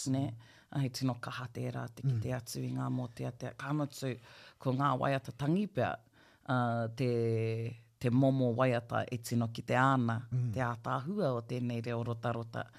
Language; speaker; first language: Māori; non-native, local second language; English